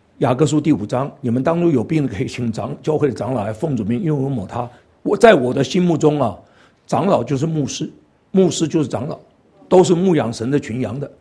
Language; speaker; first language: Chinese; non-native, local second language; Cantonese